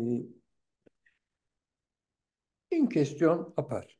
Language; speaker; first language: French; non-native, fluent; Turkish